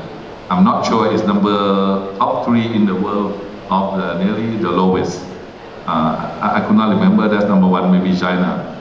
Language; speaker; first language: English; non-native, learner; Thai